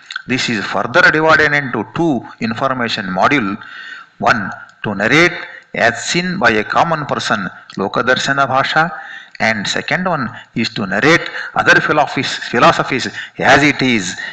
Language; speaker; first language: English; non-native, local second language; Kannada